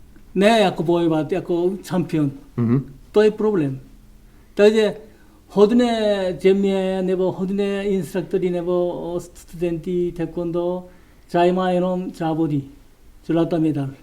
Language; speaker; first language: Czech; non-native, learner; Korean